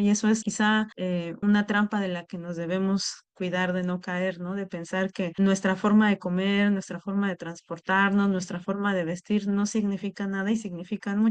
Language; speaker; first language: Spanish; native; Spanish